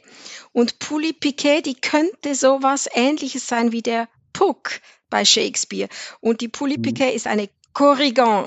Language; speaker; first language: German; native; German